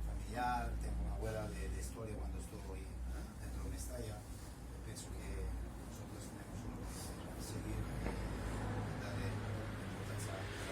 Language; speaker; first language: Spanish; non-native, fluent; Italian